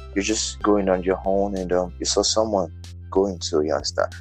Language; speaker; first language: English; non-native, local second language; Yoruba